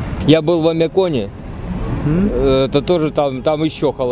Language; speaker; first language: Russian; native; Russian